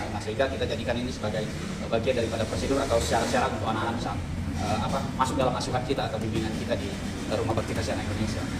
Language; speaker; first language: Indonesian; non-native, local second language; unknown